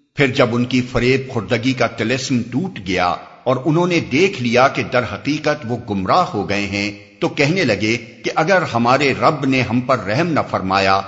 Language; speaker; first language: Urdu; native; Urdu